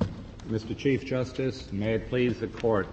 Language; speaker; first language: English; native; English